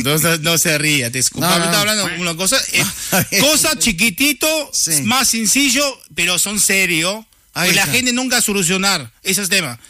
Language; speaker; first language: Spanish; non-native, learner; Chinese